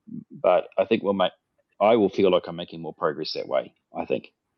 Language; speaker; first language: English; native; English